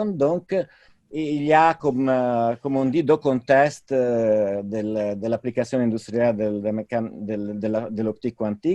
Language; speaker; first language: French; non-native, fluent; Italian